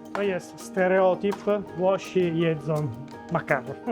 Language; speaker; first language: Polish; non-native, fluent; Italian